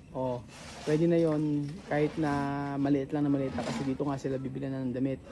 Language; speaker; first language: Filipino; native; Filipino